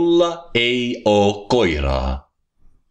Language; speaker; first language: Finnish; non-native, fluent; English